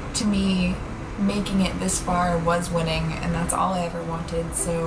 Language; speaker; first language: English; native; English